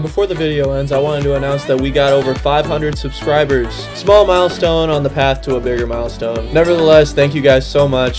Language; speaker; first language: English; native; English